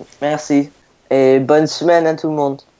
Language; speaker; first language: French; non-native, fluent; English